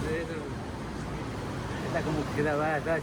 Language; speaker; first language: Spanish; non-native, local second language; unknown